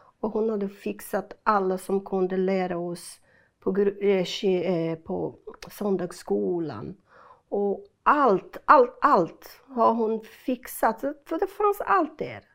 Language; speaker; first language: Swedish; non-native, fluent; Portuguese